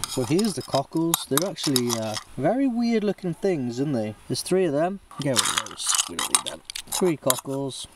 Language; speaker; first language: English; native; English